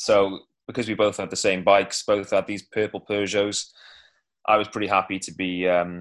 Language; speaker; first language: English; native; English